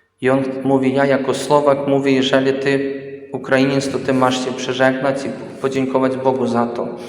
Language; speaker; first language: Polish; early bilingual, heritage; Polish